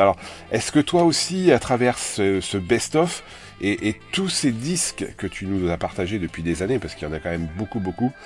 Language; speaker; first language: French; native; French